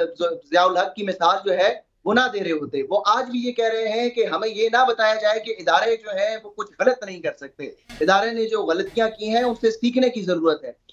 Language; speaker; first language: Urdu; native; Urdu